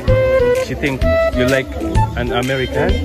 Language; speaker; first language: English; non-native, learner; Filipino